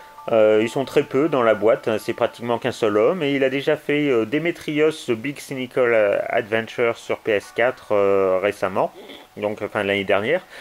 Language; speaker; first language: French; native; French